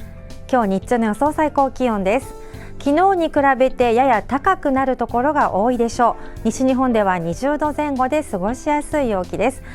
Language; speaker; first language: Japanese; native; Japanese